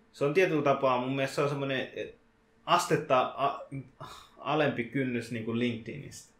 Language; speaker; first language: Finnish; early bilingual, other home language; Bangla